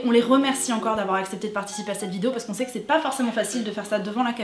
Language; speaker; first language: French; native; French